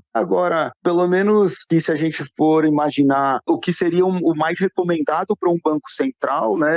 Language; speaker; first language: Portuguese; native; Portuguese